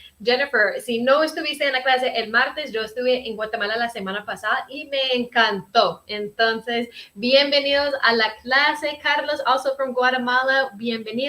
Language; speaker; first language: Spanish; early bilingual, heritage; Spanish